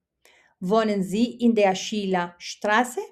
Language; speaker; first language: German; non-native, fluent; Spanish